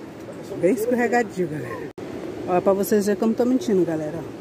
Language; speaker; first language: Portuguese; native; Portuguese